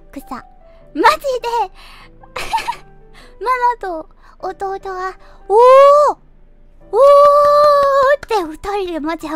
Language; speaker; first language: Japanese; non-native, fluent; Korean